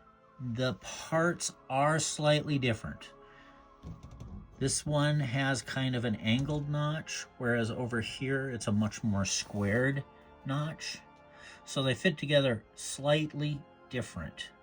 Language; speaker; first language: English; native; English